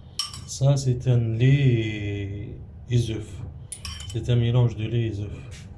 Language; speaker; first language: French; non-native, learner; Arabic